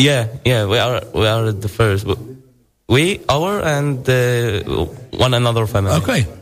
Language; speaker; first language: English; non-native, learner; Arabic